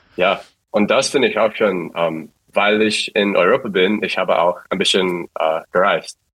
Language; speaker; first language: German; non-native, fluent; English